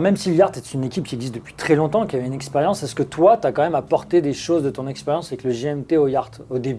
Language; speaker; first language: French; native; French